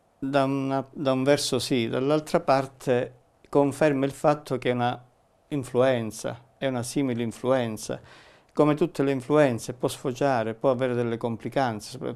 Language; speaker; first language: Italian; native; Italian